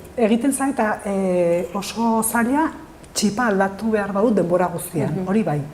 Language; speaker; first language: Basque; non-native, local second language; Spanish